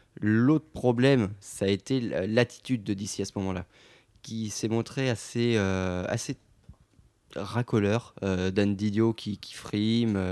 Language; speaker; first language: French; native; French